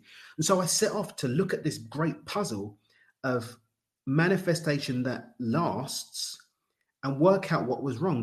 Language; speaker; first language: English; native; English